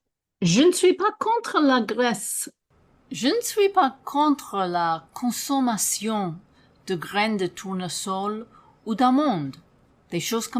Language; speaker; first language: French; non-native, fluent; English